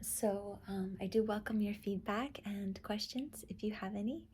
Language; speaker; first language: English; native; English